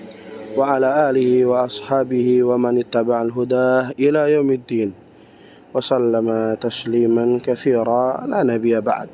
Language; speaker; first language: Arabic; non-native, fluent; Indonesian